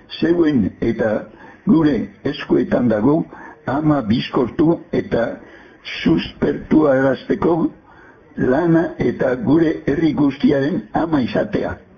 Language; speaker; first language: Basque; native; Basque